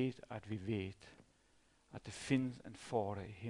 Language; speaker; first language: Swedish; non-native, fluent; German